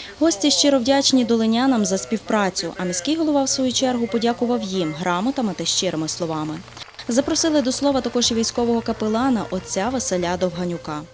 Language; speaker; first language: Ukrainian; native; Ukrainian